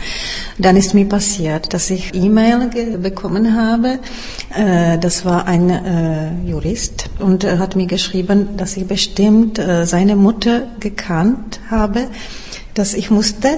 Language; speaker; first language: German; non-native, fluent; Czech